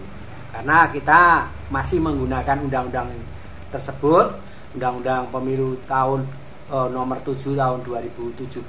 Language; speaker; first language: Indonesian; native; Indonesian